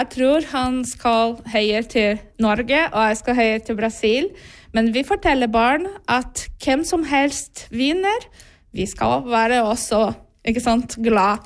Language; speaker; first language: Norwegian; non-native, fluent; Portuguese